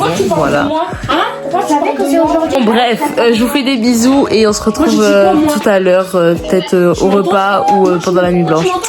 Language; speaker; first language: French; native; French